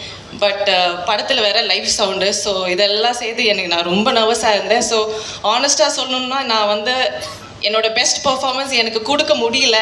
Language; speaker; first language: Tamil; non-native, fluent; Malayalam